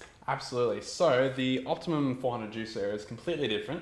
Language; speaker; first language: English; native; English